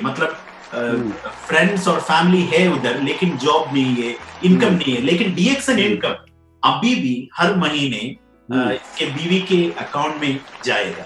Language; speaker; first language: Hindi; non-native, local second language; Malayalam